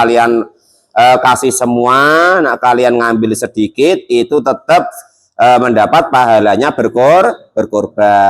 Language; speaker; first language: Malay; non-native, local second language; Javanese